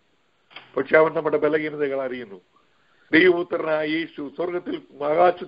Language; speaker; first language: Malayalam; native; Malayalam